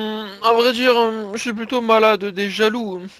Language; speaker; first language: French; native; French